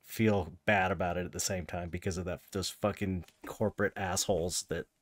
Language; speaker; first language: English; native; English